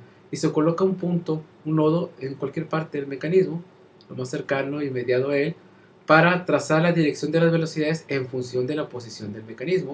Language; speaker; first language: Spanish; native; Spanish